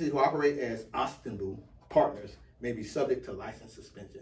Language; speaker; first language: English; native; English